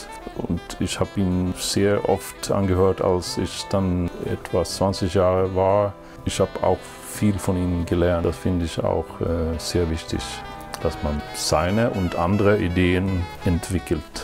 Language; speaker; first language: German; non-native, fluent; Swedish